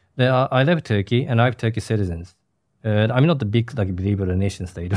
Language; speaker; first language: English; non-native, fluent; Japanese